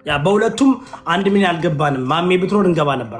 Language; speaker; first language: Amharic; early bilingual, other home language; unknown